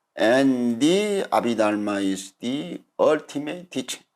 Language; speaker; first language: English; non-native, fluent; Korean